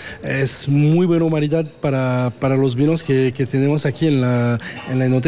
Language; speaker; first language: Spanish; non-native, learner; French